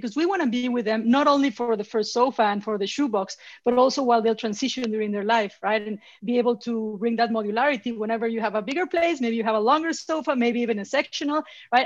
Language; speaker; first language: English; non-native, fluent; Spanish